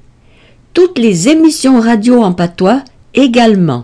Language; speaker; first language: French; native; French